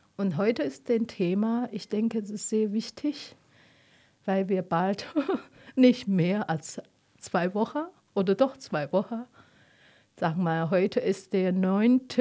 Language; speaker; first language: German; non-native, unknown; Chinese